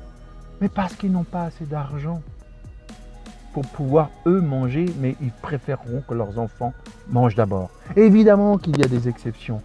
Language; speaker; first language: French; early bilingual, other home language; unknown